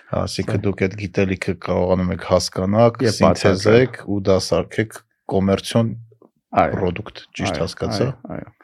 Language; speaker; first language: Armenian; native; Armenian